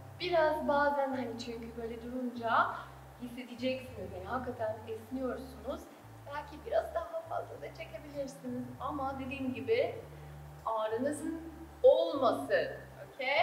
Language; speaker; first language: Turkish; non-native, fluent; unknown